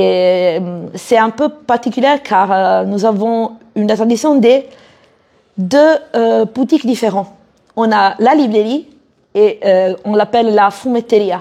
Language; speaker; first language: French; non-native, fluent; Italian